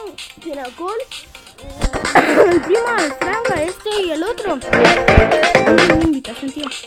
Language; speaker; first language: Spanish; native; Spanish